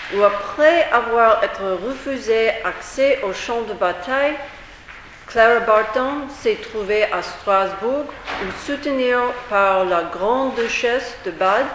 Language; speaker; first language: French; non-native, fluent; English